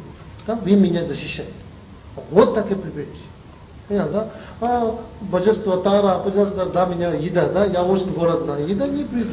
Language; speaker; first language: Russian; non-native, learner; Tibetan